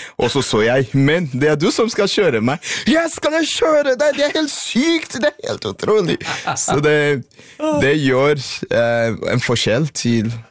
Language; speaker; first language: Norwegian; non-native, fluent; Swahili